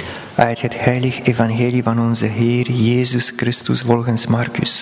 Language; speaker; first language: Dutch; non-native, fluent; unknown